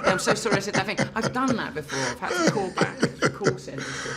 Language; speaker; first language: English; native; English